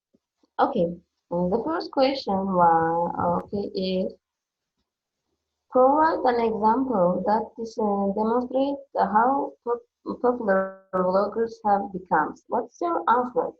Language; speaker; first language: English; non-native, fluent; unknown